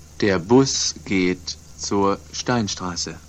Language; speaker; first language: German; non-native, fluent; Swedish